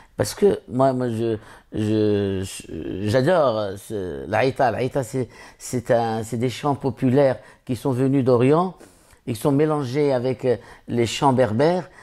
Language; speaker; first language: French; non-native, local second language; Arabic